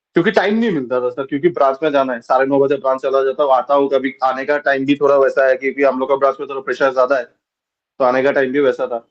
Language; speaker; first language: Hindi; non-native, local second language; Bangla